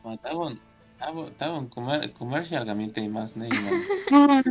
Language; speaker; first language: Japanese; non-native, learner; Spanish